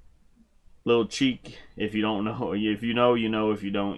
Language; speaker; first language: English; native; English